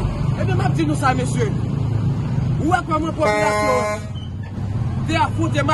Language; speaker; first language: Haitian Creole; native; Haitian Creole